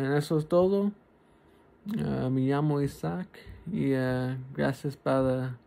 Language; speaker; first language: Spanish; early bilingual, heritage; Spanish